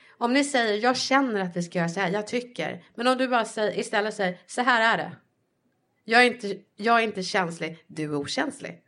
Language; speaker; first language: Swedish; native; Swedish